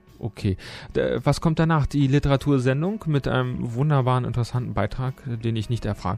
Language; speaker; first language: German; native; German